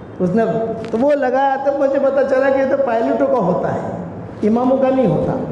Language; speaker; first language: Urdu; non-native, local second language; Gujarati